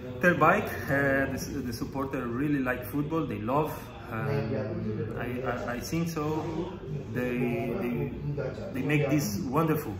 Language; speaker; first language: English; non-native, learner; Spanish